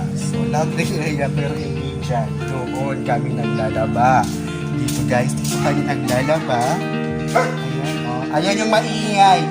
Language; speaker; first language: Filipino; non-native, local second language; Waray